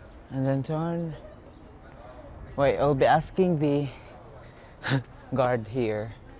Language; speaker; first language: English; non-native, local second language; Cebuano